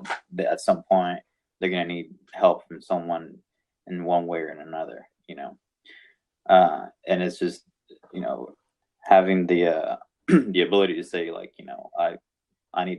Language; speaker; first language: English; non-native, local second language; Spanish